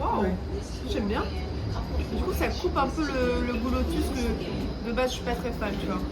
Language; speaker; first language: French; native; French